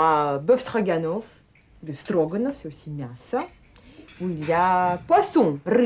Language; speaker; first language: French; non-native, fluent; Russian